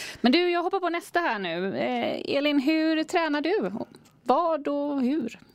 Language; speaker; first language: Swedish; native; Swedish